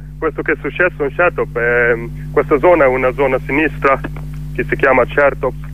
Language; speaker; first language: Italian; non-native, learner; Swedish